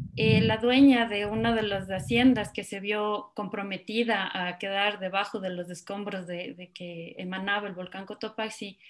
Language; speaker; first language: Spanish; native; Spanish